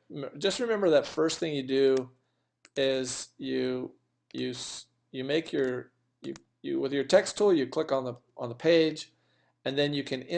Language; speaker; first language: English; native; English